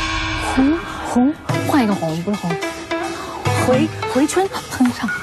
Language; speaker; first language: Chinese; native; Chinese